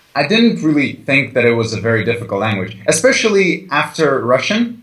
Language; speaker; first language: English; early bilingual, other home language; Chechen